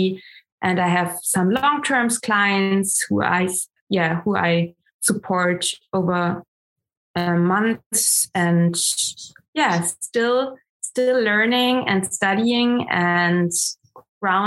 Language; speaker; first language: English; non-native, fluent; German